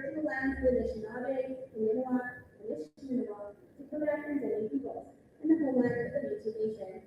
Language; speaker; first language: English; native; English